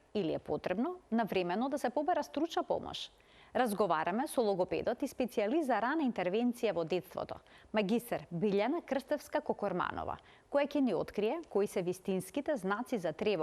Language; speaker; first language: Macedonian; native; Macedonian